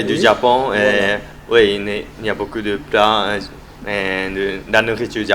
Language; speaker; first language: French; non-native, learner; Japanese